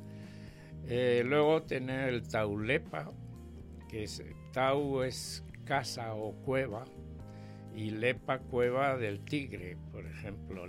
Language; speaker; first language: Spanish; native; Spanish